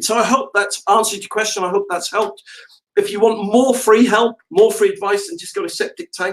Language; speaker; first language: English; native; English